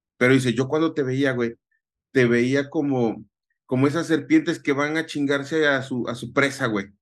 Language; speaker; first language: Spanish; native; Spanish